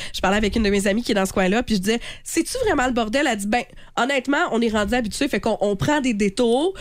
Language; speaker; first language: French; native; French